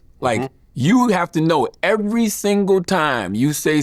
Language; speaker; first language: English; native; English